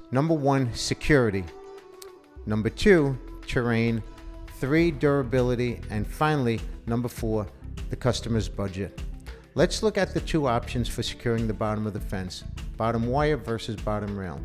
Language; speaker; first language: English; native; English